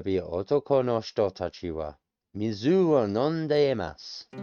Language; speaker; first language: Japanese; non-native, learner; English